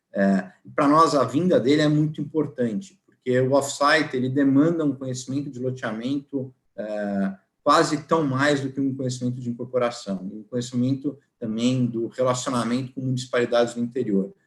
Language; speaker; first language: Portuguese; native; Portuguese